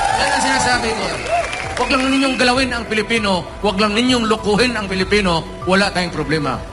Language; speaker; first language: Filipino; non-native, local second language; Cebuano